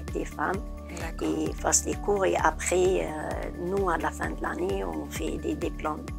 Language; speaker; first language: French; non-native, learner; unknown